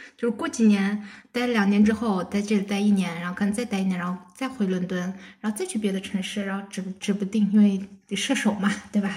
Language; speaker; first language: Chinese; non-native, local second language; Kazakh